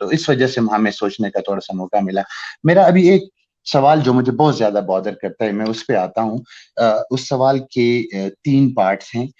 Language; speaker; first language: Urdu; non-native, local second language; Pashto